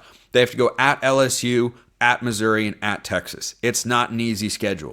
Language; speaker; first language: English; native; English